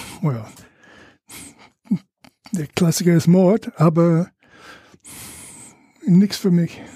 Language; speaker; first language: German; non-native, fluent; English